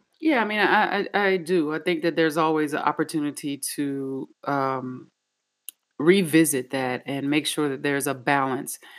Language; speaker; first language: English; native; English